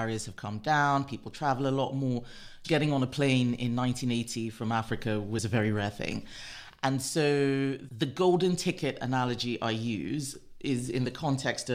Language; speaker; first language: English; non-native, local second language; Yoruba